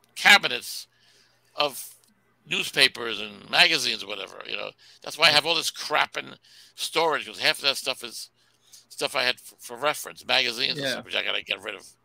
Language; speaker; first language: English; native; English